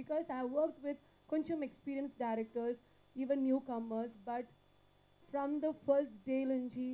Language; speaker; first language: Telugu; non-native, learner; Malayalam